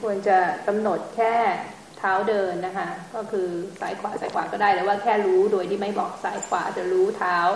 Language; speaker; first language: Thai; native; Thai